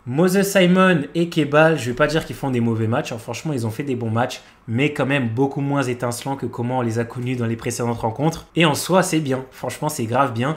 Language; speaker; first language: French; native; French